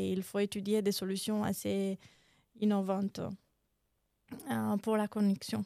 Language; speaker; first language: French; non-native, fluent; Romanian